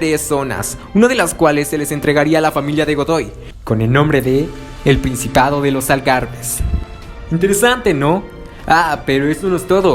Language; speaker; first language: Spanish; native; Spanish